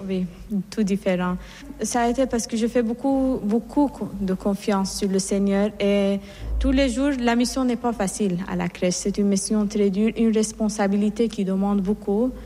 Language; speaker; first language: French; non-native, fluent; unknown